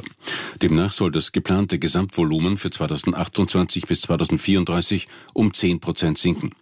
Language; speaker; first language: German; native; German